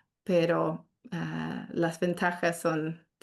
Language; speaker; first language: Spanish; non-native, fluent; English